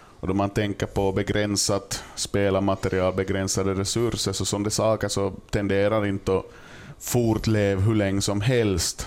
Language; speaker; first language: Swedish; native; Swedish